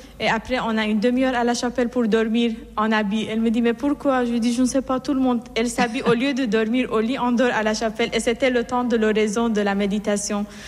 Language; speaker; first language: French; non-native, fluent; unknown